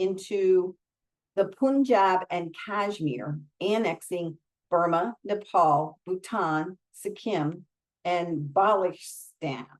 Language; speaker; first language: English; native; English